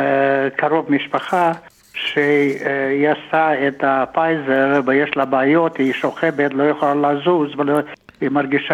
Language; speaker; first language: Hebrew; non-native, fluent; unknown